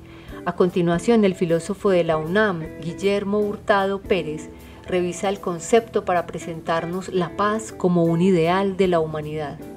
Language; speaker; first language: Spanish; native; Spanish